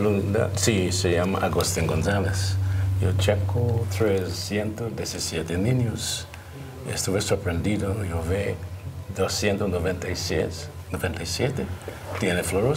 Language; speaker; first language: Spanish; non-native, learner; English